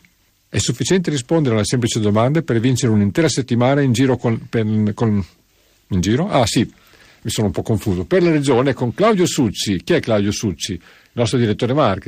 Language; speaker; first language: Italian; native; Italian